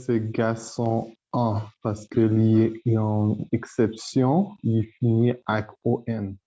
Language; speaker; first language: Haitian Creole; non-native, learner; French